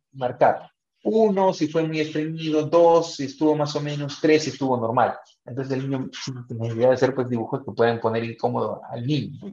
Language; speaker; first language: Spanish; native; Spanish